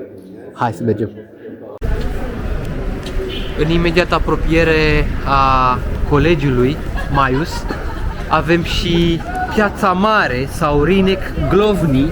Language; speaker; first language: Romanian; native; Romanian